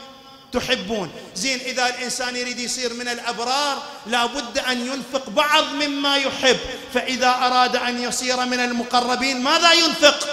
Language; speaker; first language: Arabic; native; Arabic